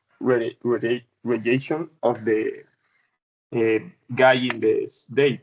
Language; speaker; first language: English; non-native, learner; Spanish